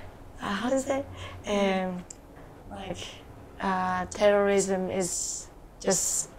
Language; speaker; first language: English; non-native, learner; Japanese